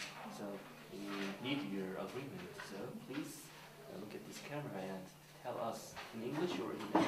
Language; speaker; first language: English; non-native, learner; Korean